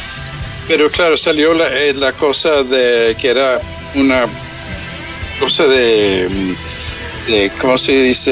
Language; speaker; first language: Spanish; early bilingual, heritage; English